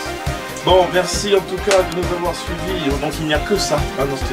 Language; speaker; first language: French; native; French